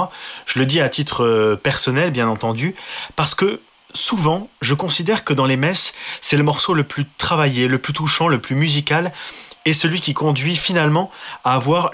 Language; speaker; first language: French; native; French